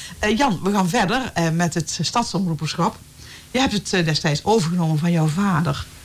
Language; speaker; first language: Dutch; native; Dutch